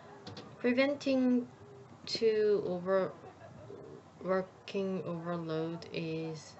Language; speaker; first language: English; non-native, learner; Korean